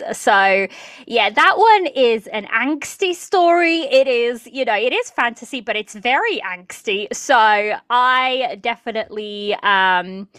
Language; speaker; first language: English; early bilingual, other home language; Portuguese